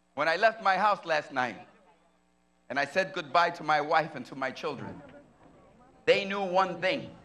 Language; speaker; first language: English; early bilingual, other home language; Spanish